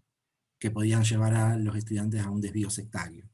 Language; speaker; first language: Spanish; native; Spanish